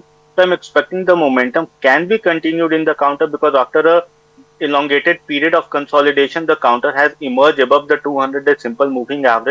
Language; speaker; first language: English; non-native, local second language; Hindi